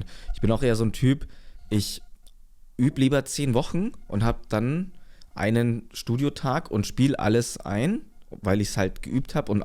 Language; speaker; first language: German; native; German